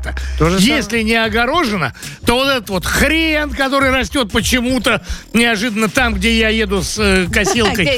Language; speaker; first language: Russian; native; Russian